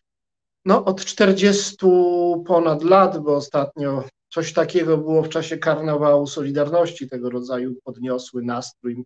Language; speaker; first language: Polish; native; Polish